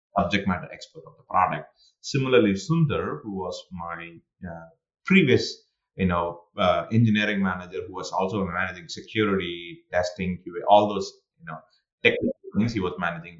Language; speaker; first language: English; non-native, local second language; Tamil